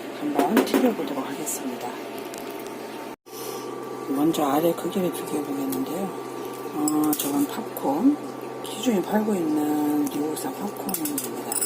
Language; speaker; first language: Korean; native; Korean